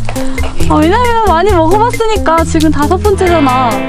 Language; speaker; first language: Korean; native; Korean